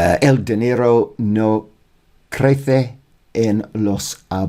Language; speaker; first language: Spanish; non-native, learner; English